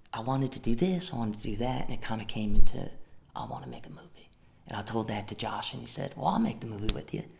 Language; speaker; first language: English; native; English